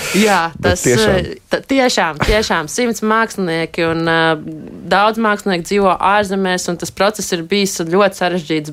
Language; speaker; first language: Latvian; native; Latvian